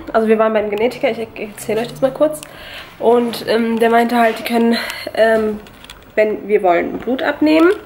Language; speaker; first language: German; early bilingual, other home language; Turkish